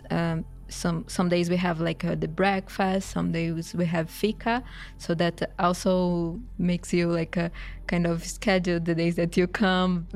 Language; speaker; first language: English; non-native, fluent; Portuguese